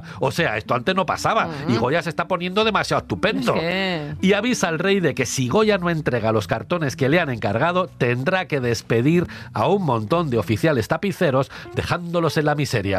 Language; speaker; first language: Spanish; native; Spanish